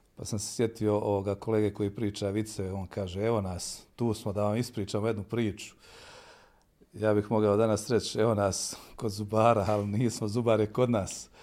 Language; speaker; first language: Bosnian; native; Bosnian